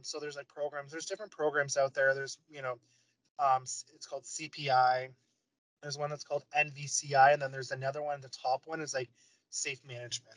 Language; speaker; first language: English; native; English